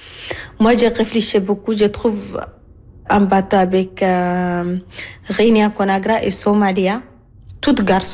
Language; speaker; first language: French; non-native, learner; Arabic